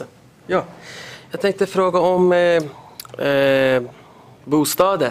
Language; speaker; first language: Swedish; non-native, learner; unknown